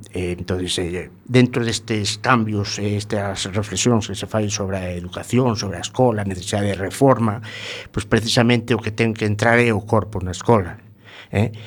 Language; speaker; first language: Galician; non-native, local second language; Spanish